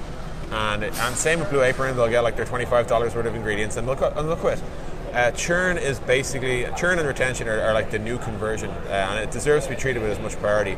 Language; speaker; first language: English; native; English